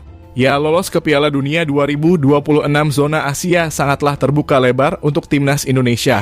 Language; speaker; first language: Indonesian; native; Indonesian